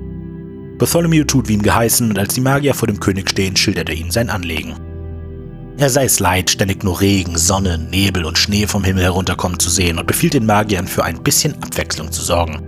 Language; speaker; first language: German; native; German